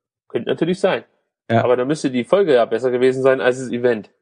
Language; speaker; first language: German; native; German